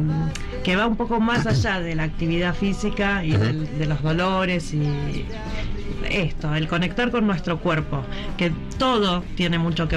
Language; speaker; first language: Spanish; native; Spanish